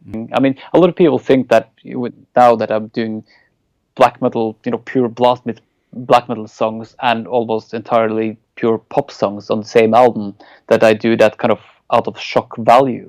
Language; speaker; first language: English; non-native, fluent; Norwegian